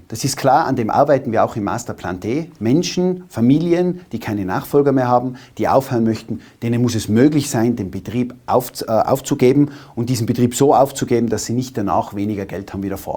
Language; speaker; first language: German; native; German